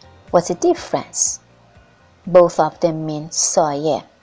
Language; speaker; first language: English; non-native, fluent; Persian